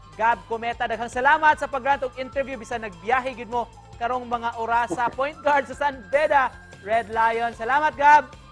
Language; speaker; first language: Cebuano; native; Cebuano